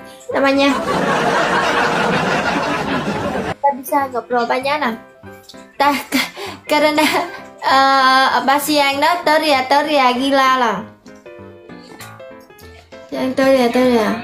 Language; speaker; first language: Indonesian; non-native, learner; Vietnamese